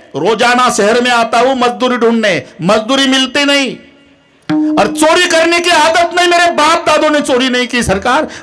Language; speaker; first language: Hindi; non-native, local second language; Marathi